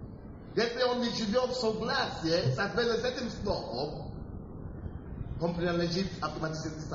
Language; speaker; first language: Russian; non-native, fluent; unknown